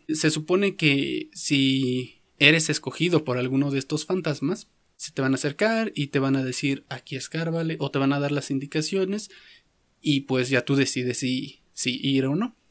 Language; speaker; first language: Spanish; native; Spanish